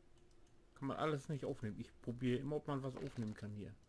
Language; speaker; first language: German; native; German